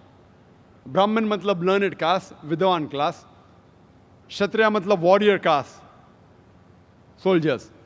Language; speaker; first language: Hindi; native; Hindi